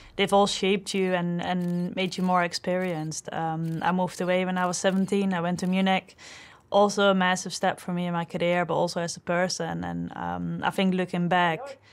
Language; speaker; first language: English; non-native, fluent; Dutch